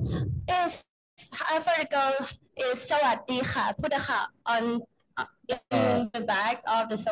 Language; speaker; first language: English; non-native, learner; Thai